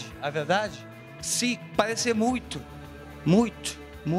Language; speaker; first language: Portuguese; non-native, learner; Spanish